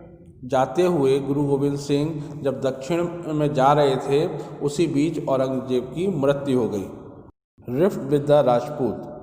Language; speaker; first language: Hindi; native; Hindi